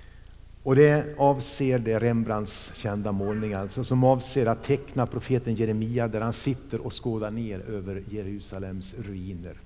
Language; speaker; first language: Swedish; native; Swedish